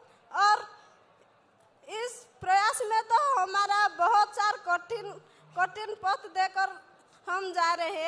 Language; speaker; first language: Hindi; non-native, local second language; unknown